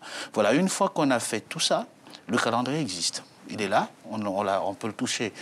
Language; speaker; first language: French; native; French